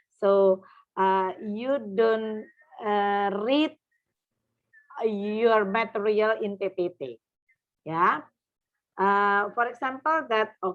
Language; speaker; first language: English; non-native, fluent; Indonesian